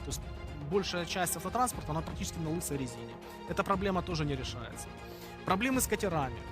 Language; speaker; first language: Russian; native; Russian